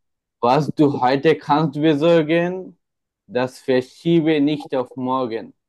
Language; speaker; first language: German; non-native, fluent; Bangla